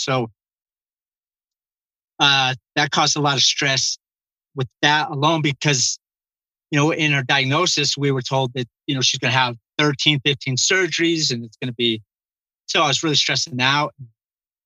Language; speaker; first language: English; native; English